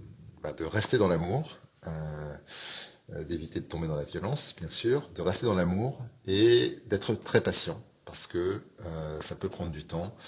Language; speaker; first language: French; native; French